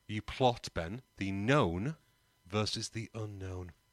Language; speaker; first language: English; native; English